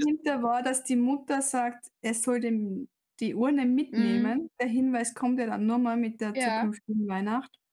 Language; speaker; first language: German; native; German